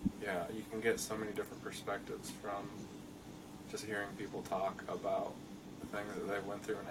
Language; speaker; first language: English; native; English